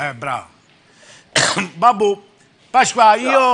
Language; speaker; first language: Italian; native; Italian